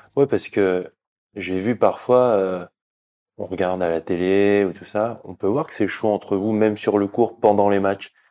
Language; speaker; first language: French; native; French